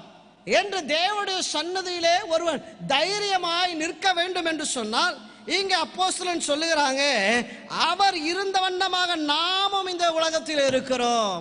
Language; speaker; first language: Tamil; native; Tamil